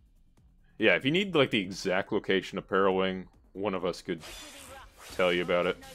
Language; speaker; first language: English; native; English